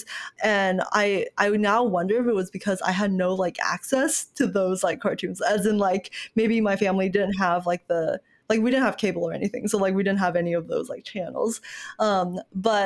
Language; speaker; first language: English; early bilingual, other home language; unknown